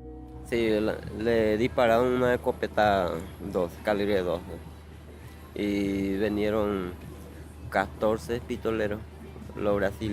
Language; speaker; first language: Spanish; non-native, local second language; Guarani